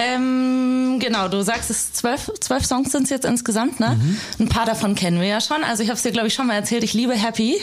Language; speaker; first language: German; native; German